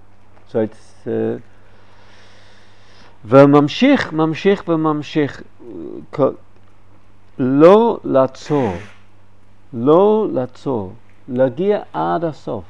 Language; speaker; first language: Hebrew; non-native, fluent; English